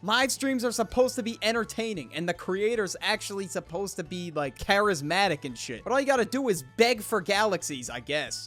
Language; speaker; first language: English; native; English